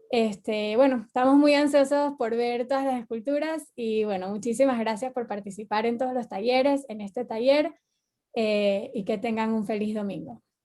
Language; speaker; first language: Spanish; native; Spanish